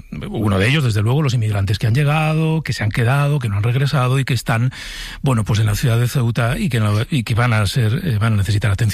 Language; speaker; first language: Spanish; native; Spanish